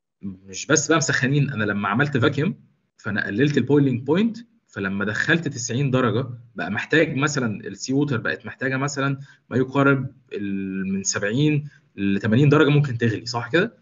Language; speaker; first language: Arabic; native; Arabic